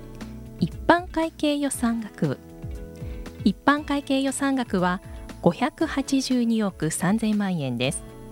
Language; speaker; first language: Japanese; native; Japanese